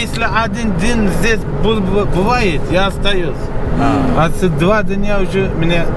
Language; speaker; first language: Russian; non-native, local second language; Uzbek